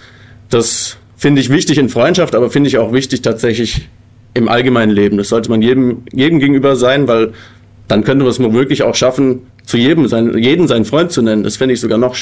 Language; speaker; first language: German; native; German